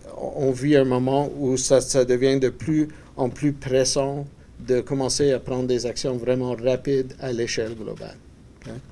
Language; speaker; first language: French; native; French